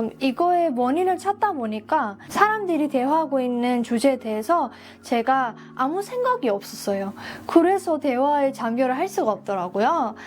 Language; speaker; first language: Korean; non-native, fluent; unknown